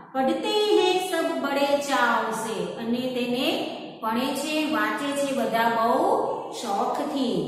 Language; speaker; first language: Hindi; non-native, local second language; Gujarati